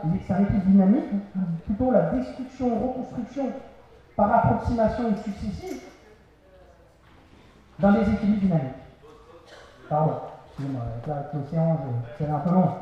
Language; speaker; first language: French; native; French